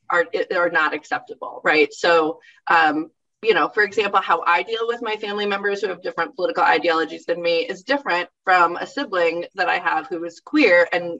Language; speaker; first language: English; native; English